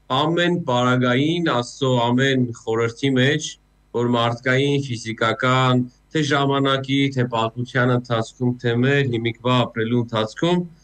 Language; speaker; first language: Armenian; native; Armenian